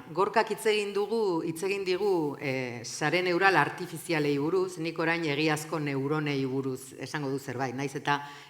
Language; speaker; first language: Basque; native; Basque